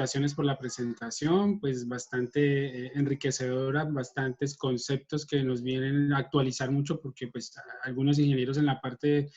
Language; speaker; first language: Spanish; native; Spanish